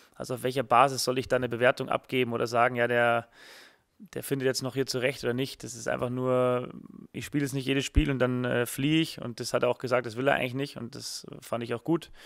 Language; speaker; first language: German; native; German